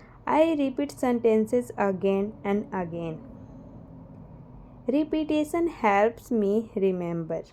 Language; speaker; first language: English; non-native, learner; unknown